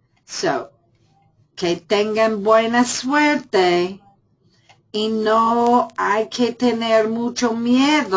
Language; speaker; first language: Spanish; non-native, fluent; English